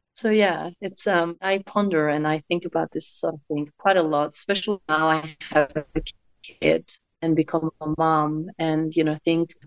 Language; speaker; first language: English; non-native, fluent; Mongolian